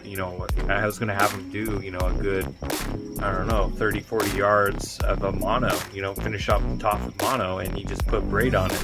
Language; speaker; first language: English; native; English